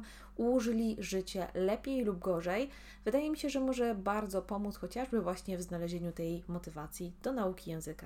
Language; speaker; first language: Polish; native; Polish